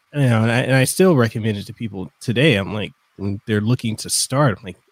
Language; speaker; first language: English; non-native, fluent; Samoan